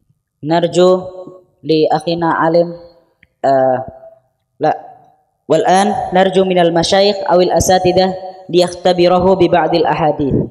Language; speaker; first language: Arabic; non-native, fluent; Indonesian